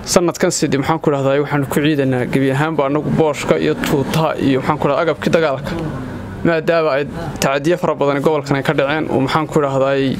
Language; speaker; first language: Somali; native; Somali